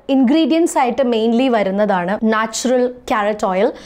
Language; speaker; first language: English; non-native, local second language; Malayalam